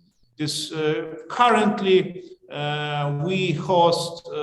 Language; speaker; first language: English; non-native, learner; Ukrainian